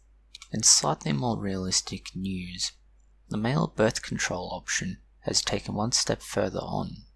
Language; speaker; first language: English; native; English